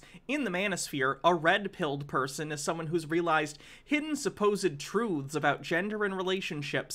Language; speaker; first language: English; native; English